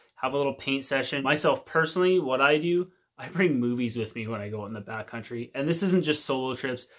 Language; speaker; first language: English; native; English